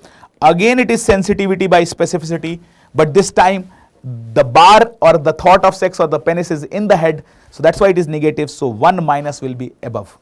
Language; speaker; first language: English; non-native, local second language; Hindi